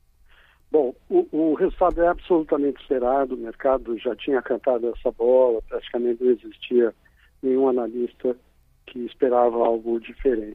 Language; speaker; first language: Portuguese; native; Portuguese